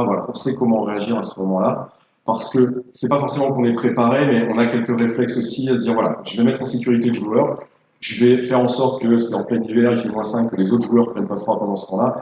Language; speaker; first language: French; native; French